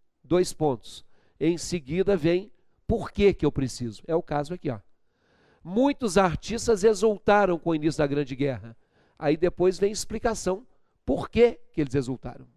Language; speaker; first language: Portuguese; native; Portuguese